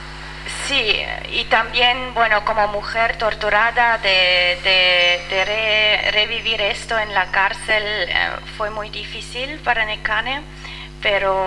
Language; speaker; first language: Spanish; non-native, fluent; French